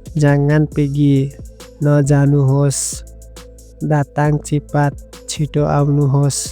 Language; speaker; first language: Nepali; native; Nepali